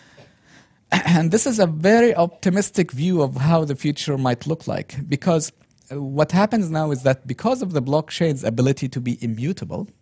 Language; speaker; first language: English; non-native, fluent; Arabic